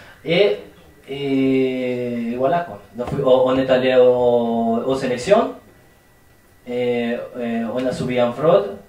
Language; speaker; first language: French; non-native, fluent; Spanish